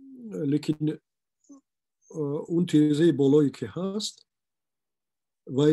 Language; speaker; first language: Persian; non-native, local second language; Shughni